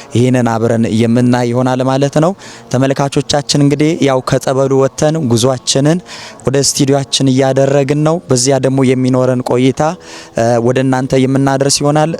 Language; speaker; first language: Amharic; native; Amharic